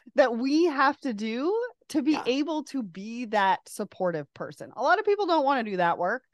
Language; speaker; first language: English; native; English